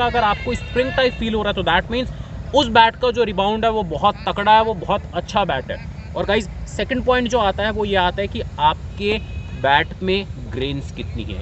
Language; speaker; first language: Hindi; native; Hindi